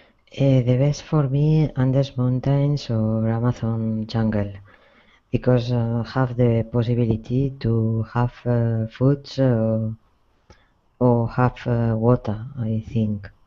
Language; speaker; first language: English; non-native, learner; Spanish